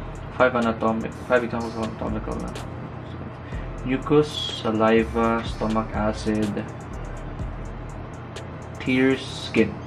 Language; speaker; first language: English; non-native, local second language; Filipino